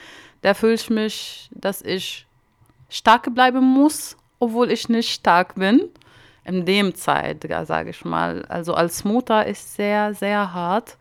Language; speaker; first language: German; non-native, learner; Arabic